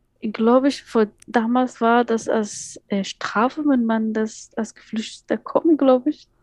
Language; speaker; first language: German; non-native, fluent; Persian